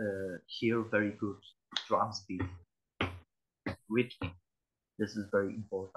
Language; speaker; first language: English; non-native, learner; Polish